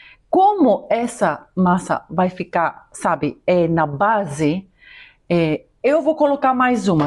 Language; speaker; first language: Portuguese; non-native, fluent; Greek